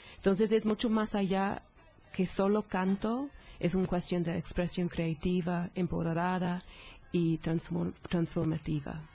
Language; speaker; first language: Spanish; non-native, fluent; English